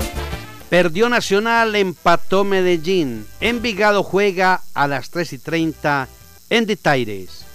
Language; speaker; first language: Spanish; native; Spanish